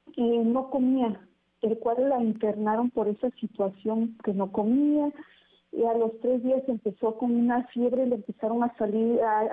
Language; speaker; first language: Spanish; native; Spanish